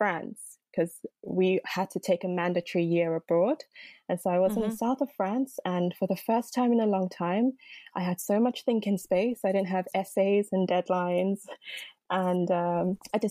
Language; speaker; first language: English; non-native, local second language; Yoruba